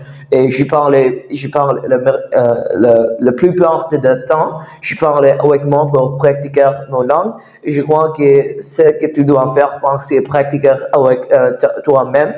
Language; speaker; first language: French; non-native, learner; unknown